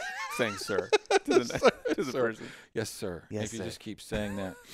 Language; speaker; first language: English; native; English